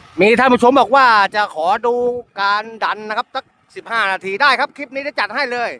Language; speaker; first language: Thai; native; Thai